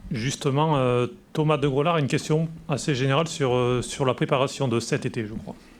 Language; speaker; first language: French; native; French